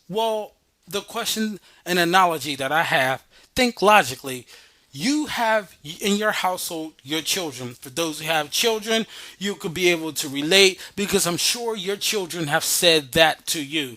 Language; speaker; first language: English; native; English